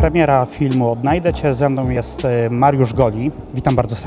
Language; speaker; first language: Polish; native; Polish